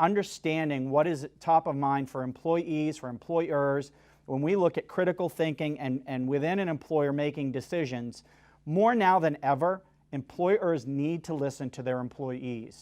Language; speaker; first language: English; native; English